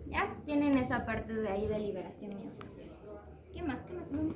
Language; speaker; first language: Spanish; native; Spanish